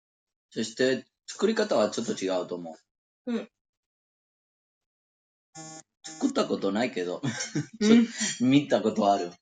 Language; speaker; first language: Japanese; non-native, learner; Spanish